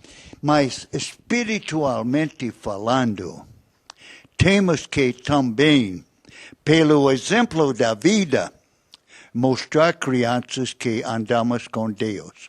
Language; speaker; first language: Portuguese; non-native, fluent; English